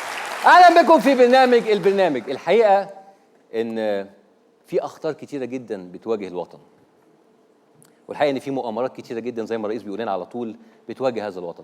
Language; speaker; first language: Arabic; native; Arabic